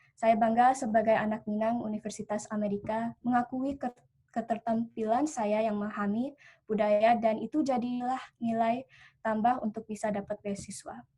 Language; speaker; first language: Indonesian; early bilingual, heritage; Indonesian